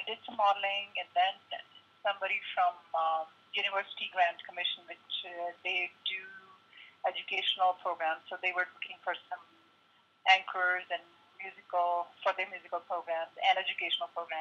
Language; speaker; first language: English; non-native, local second language; Hindi